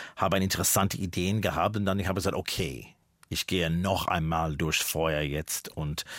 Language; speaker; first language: German; non-native, fluent; English